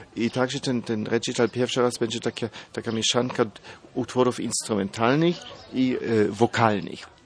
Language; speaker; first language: Polish; non-native, fluent; German